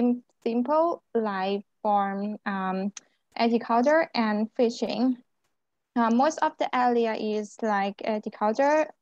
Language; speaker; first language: English; non-native, learner; Thai